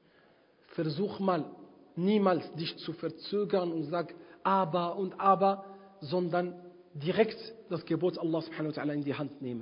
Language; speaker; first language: German; non-native, fluent; Arabic